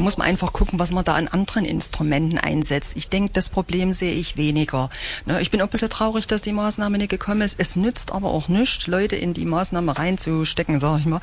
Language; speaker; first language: German; native; German